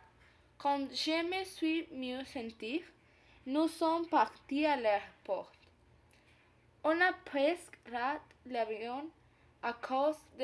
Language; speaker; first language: French; non-native, learner; Spanish